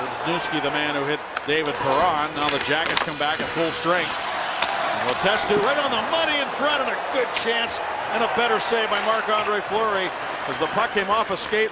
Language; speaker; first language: English; native; English